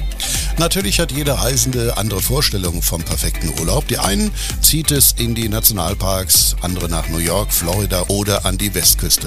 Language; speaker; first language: German; native; German